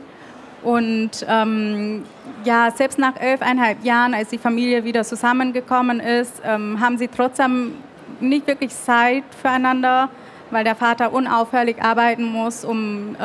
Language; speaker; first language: German; early bilingual, other home language; Vietnamese